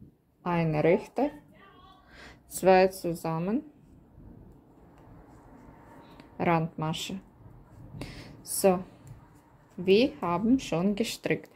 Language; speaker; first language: German; non-native, learner; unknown